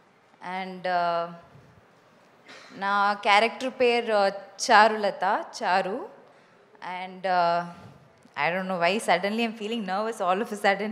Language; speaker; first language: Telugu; non-native, learner; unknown